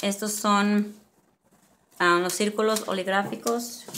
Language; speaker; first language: Spanish; early bilingual, other home language; English